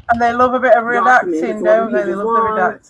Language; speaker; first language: English; native; English